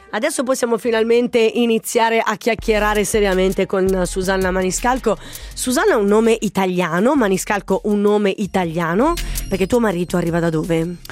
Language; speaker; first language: Italian; native; Italian